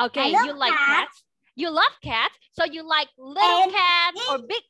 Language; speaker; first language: English; non-native, fluent; Vietnamese